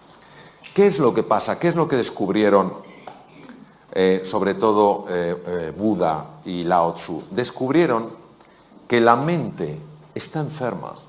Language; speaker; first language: Spanish; native; Spanish